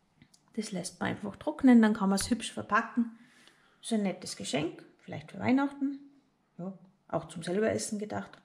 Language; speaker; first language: German; native; German